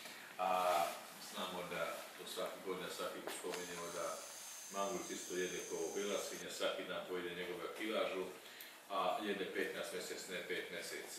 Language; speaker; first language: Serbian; non-native, local second language; Hungarian